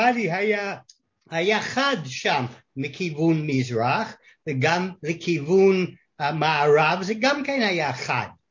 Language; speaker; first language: Hebrew; non-native, fluent; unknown